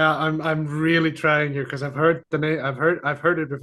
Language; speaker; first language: English; non-native, fluent; Icelandic